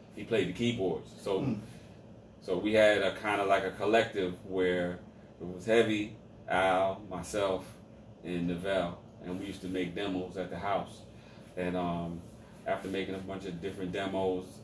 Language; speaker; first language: English; native; English